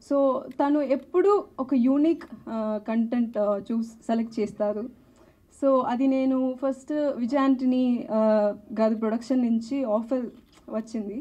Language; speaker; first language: Telugu; non-native, learner; Tamil